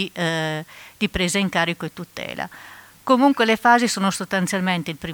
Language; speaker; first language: Italian; native; Italian